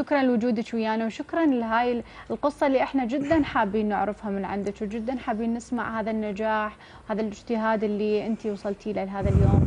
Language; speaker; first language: Arabic; native; Arabic